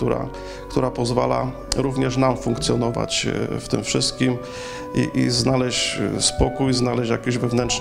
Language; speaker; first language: Polish; native; Polish